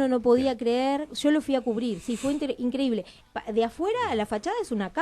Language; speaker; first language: Spanish; native; Spanish